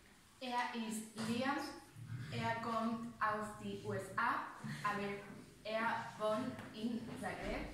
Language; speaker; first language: German; non-native, learner; Catalan